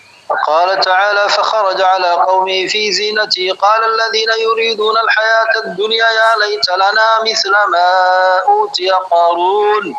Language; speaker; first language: Arabic; non-native, fluent; Indonesian